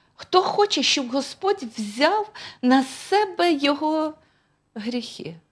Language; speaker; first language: Ukrainian; non-native, fluent; Russian